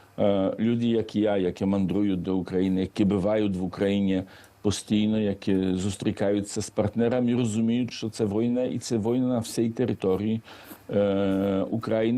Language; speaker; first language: Ukrainian; non-native, fluent; Polish